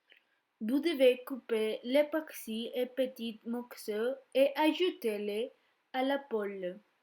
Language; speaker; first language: French; non-native, learner; Spanish